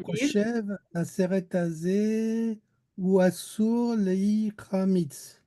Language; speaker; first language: Hebrew; non-native, learner; French